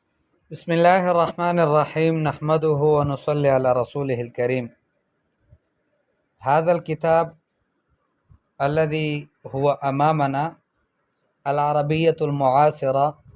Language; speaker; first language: Arabic; non-native, fluent; Urdu